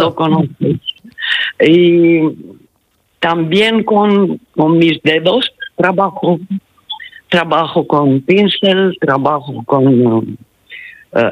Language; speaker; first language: Spanish; non-native, learner; Italian